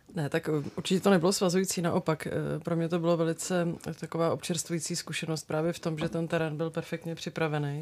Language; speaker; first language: Czech; native; Czech